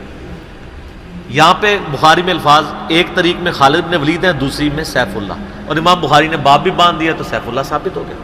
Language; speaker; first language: Urdu; non-native, local second language; Punjabi